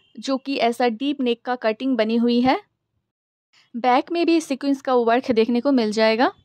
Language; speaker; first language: Hindi; non-native, local second language; Bangla